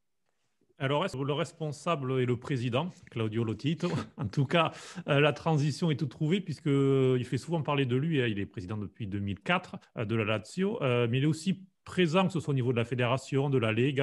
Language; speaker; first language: French; native; French